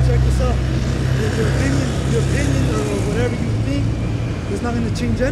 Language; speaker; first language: English; native; English